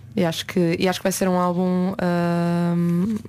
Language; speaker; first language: Portuguese; native; Portuguese